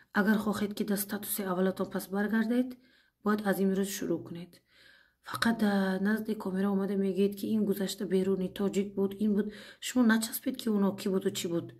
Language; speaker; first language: Tajik; non-native, fluent; Uzbek